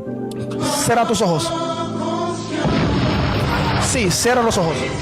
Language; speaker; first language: Spanish; non-native, learner; Haitian Creole